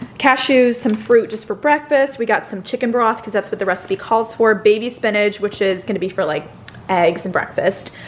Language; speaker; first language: English; native; English